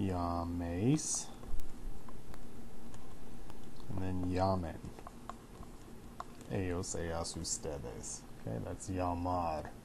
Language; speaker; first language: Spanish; non-native, fluent; English